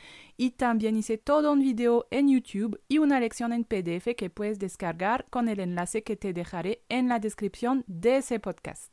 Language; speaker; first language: Spanish; non-native, fluent; French